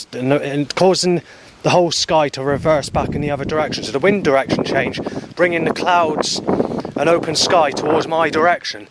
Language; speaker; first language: English; native; English